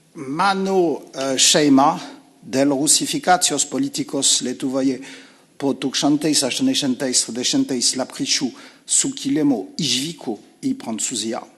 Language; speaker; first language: Lithuanian; non-native, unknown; French